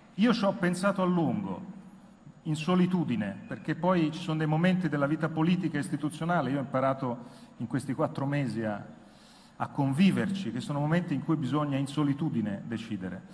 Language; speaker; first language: Italian; native; Italian